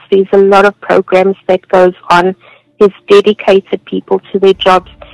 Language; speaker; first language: English; native; English